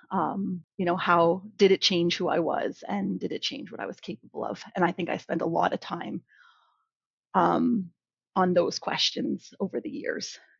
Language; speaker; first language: English; native; English